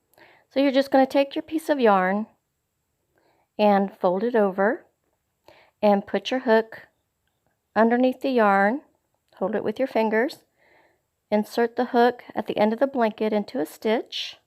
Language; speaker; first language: English; native; English